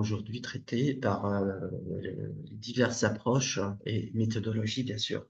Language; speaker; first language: French; non-native, local second language; Arabic